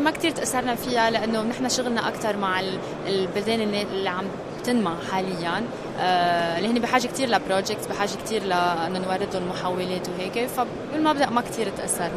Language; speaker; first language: Arabic; native; Arabic